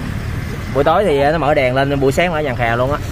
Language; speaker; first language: Vietnamese; native; Vietnamese